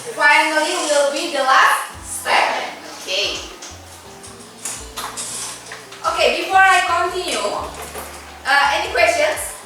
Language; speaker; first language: English; non-native, fluent; Indonesian